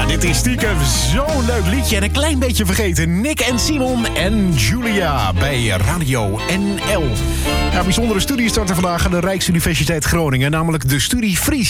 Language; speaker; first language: Dutch; native; Dutch